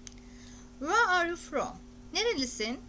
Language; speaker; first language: English; non-native, fluent; Turkish